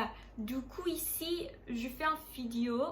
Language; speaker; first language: French; non-native, learner; Indonesian